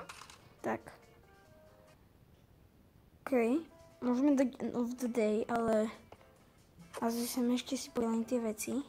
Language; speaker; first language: Slovak; native; Slovak